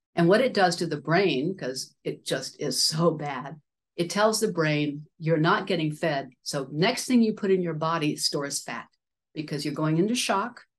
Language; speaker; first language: English; native; English